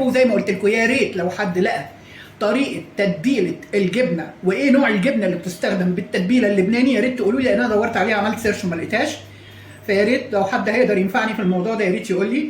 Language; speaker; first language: Arabic; native; Arabic